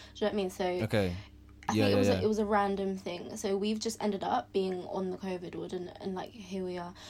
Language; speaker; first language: English; native; English